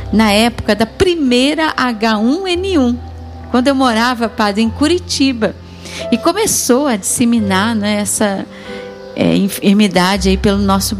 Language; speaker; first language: Portuguese; native; Portuguese